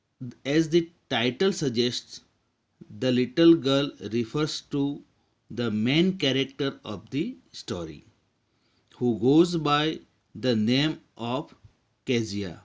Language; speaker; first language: English; non-native, local second language; Gujarati